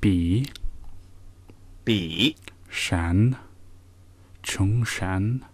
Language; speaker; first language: Chinese; non-native, learner; Mongolian